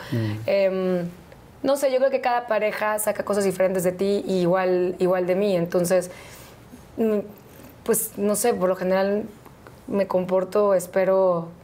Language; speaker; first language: Spanish; native; Spanish